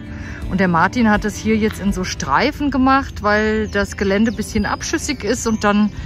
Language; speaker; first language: German; native; German